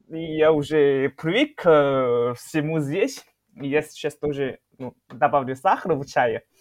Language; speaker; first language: Russian; non-native, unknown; Chinese